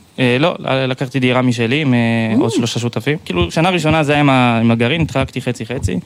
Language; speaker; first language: Hebrew; early bilingual, heritage; Hebrew